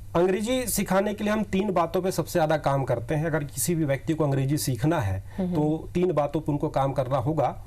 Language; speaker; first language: Hindi; native; Hindi